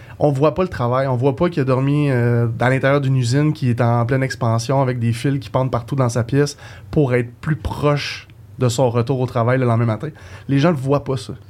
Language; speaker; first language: French; native; French